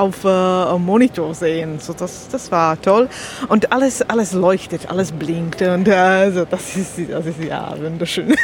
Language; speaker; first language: German; non-native, learner; Slovak